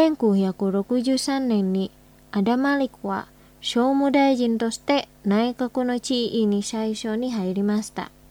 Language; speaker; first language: Japanese; non-native, fluent; Indonesian